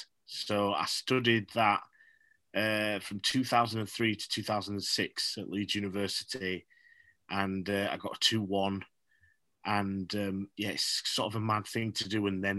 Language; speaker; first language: English; native; English